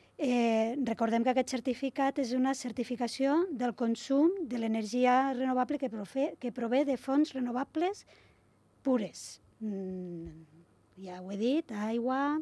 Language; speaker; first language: Catalan; native; Catalan